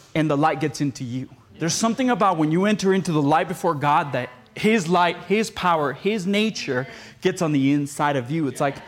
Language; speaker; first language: English; early bilingual, other home language; Spanish